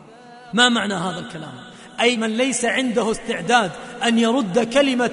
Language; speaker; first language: Arabic; native; Arabic